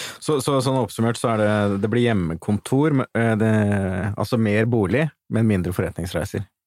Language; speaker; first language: Norwegian; native; Norwegian